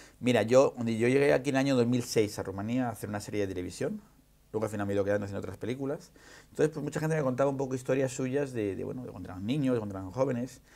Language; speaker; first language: Spanish; native; Spanish